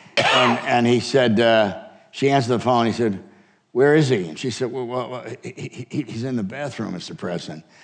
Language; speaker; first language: English; native; English